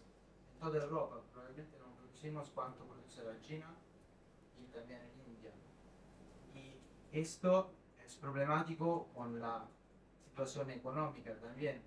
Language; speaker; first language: Spanish; non-native, fluent; Italian